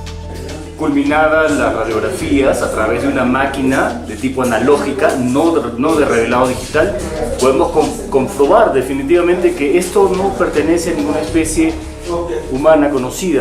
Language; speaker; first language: Spanish; native; Spanish